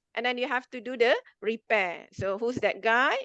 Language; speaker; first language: English; non-native, local second language; Malay